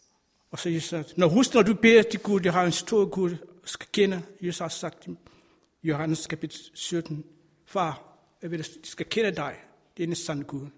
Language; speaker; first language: Danish; non-native, learner; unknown